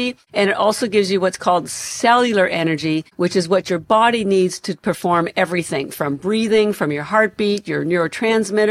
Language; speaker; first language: English; native; English